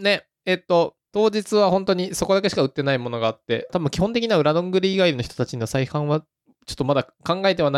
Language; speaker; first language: Japanese; native; Japanese